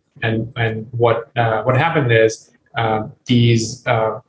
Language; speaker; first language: English; non-native, local second language; Urdu